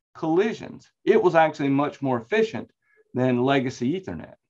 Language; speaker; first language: English; native; English